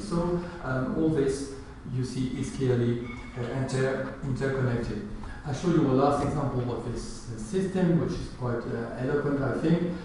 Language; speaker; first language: English; non-native, fluent; French